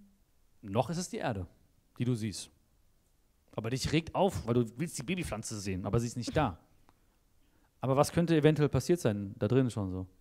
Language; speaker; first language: German; native; German